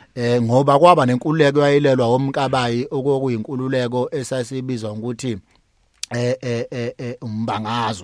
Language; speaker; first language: Zulu; native; Zulu